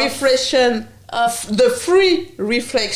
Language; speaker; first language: English; non-native, learner; French